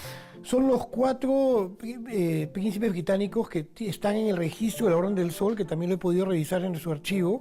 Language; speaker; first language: Spanish; native; Spanish